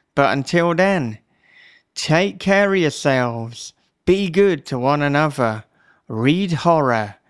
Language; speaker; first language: English; native; English